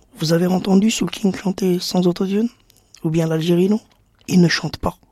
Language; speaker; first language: French; non-native, local second language; Arabic